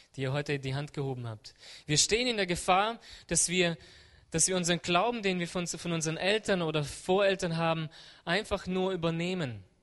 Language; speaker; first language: German; native; German